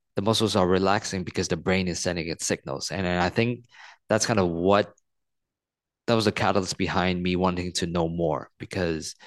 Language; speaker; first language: English; non-native, local second language; Cantonese